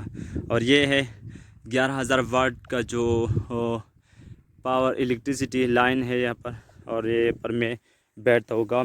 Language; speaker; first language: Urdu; non-native, local second language; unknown